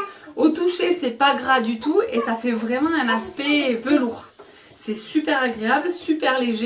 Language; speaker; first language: French; native; French